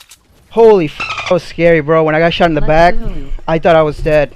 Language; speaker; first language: English; native; English